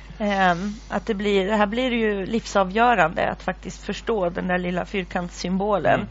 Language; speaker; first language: Swedish; native; Swedish